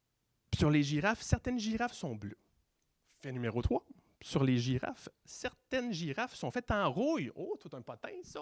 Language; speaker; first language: French; native; French